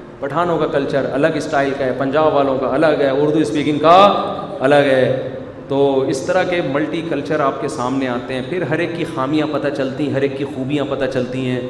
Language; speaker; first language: Urdu; native; Urdu